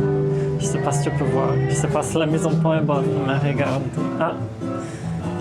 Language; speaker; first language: French; non-native, fluent; Portuguese